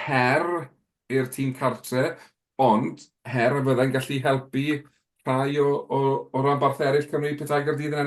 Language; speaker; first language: Welsh; native; Welsh